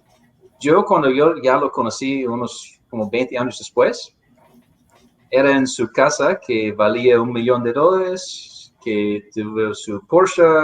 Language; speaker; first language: Spanish; non-native, fluent; English